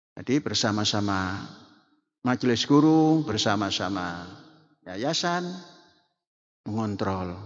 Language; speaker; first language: Indonesian; non-native, local second language; Javanese